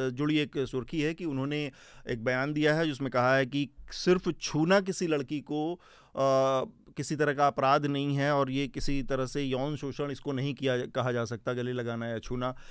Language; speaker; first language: Hindi; native; Hindi